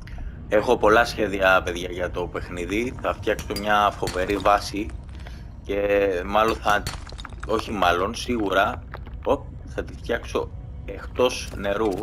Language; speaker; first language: Greek; native; Greek